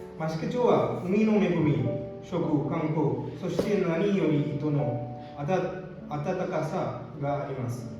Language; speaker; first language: Japanese; non-native, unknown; Hindi